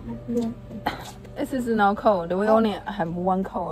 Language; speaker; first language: English; non-native, learner; Chinese